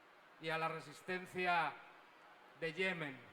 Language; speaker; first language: Spanish; native; Spanish